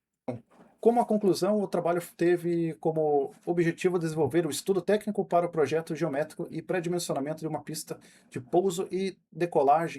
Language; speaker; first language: Portuguese; native; Portuguese